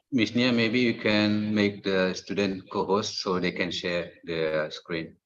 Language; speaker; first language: English; non-native, fluent; Indonesian